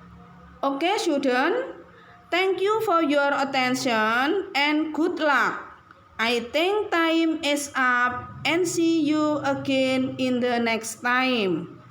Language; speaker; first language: English; non-native, learner; Indonesian